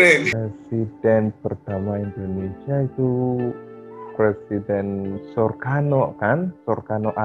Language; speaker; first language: Indonesian; non-native, fluent; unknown